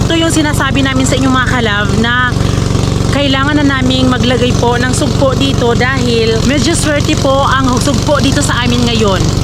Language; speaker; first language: Filipino; non-native, local second language; Cebuano